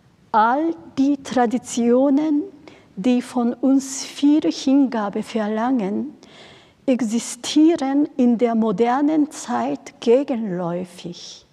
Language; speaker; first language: German; non-native, fluent; Japanese